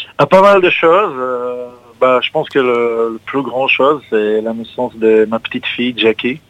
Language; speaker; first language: French; non-native, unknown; Hebrew